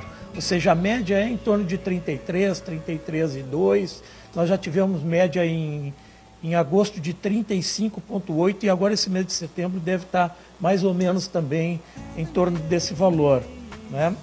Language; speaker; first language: Portuguese; native; Portuguese